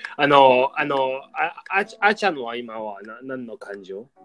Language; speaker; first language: Japanese; non-native, learner; English